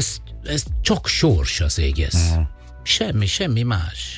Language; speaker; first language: Hungarian; non-native, fluent; Italian